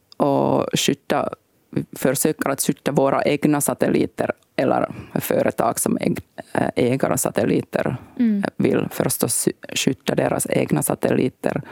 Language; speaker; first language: Swedish; non-native, local second language; Finnish